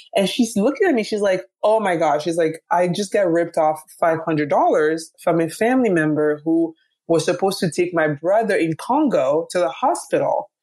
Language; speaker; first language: English; early bilingual, other home language; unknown